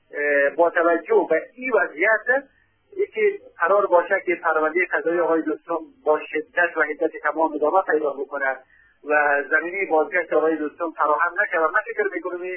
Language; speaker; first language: Persian; native; Persian